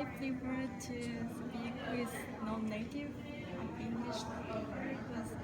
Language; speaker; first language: English; non-native, learner; Japanese